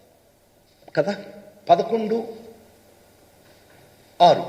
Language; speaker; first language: Telugu; native; Telugu